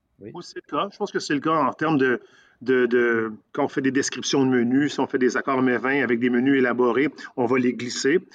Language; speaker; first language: French; native; French